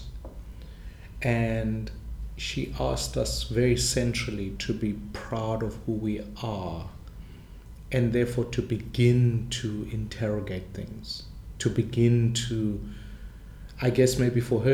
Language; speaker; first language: English; non-native, local second language; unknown